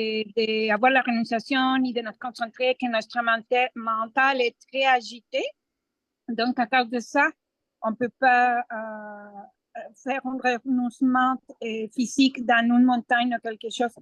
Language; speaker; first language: French; non-native, learner; Spanish